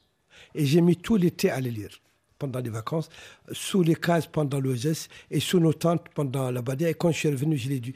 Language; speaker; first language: French; non-native, local second language; Arabic